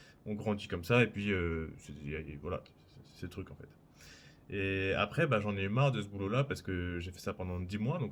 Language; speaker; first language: French; native; French